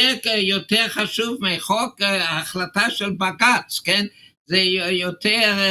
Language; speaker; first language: Hebrew; non-native, fluent; English